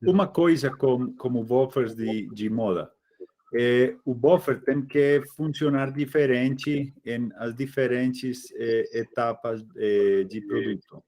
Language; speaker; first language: Portuguese; non-native, fluent; Spanish